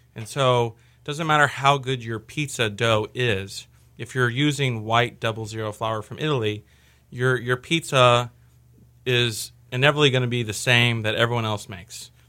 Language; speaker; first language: English; native; English